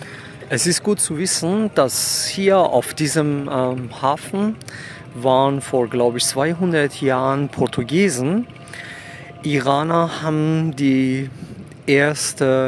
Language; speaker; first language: German; non-native, fluent; Persian